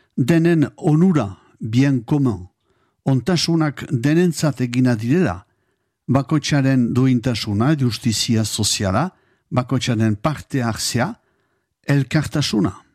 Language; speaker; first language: Basque; native; Basque